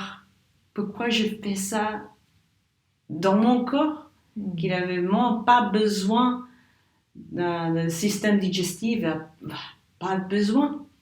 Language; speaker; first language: French; non-native, learner; English